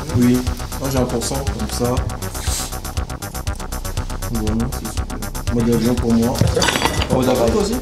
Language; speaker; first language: French; native; French